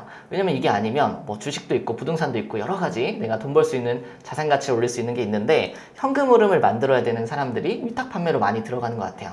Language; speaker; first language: Korean; native; Korean